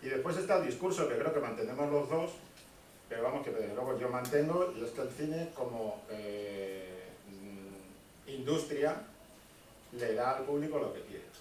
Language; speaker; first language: Spanish; native; Spanish